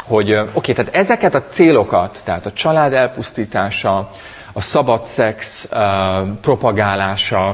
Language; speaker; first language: Hungarian; native; Hungarian